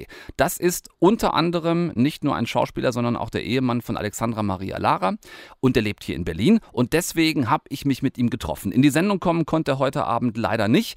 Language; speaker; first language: German; native; German